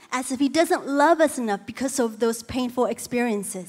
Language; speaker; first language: English; early bilingual, other home language; Chinese